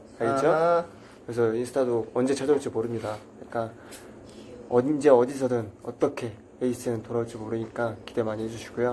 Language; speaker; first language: Korean; native; Korean